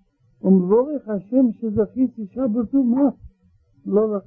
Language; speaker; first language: Hebrew; non-native, learner; Russian